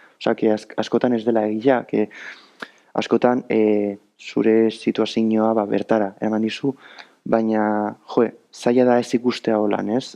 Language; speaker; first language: Basque; native; Basque